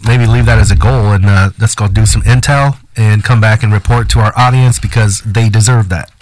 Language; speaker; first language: English; early bilingual, other home language; Spanish